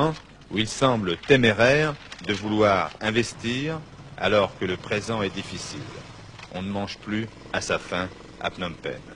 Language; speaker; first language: French; native; French